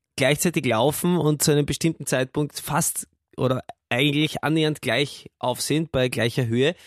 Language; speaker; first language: German; native; German